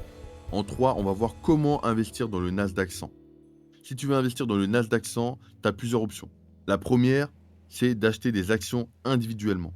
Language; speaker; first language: French; native; French